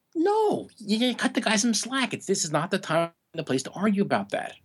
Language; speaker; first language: English; native; English